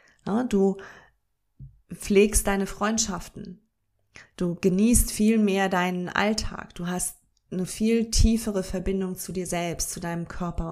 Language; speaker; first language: German; native; German